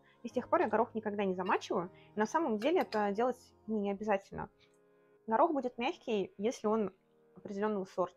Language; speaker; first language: Russian; native; Russian